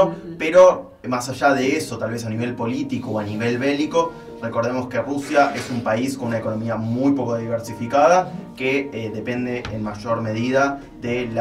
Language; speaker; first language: Spanish; native; Spanish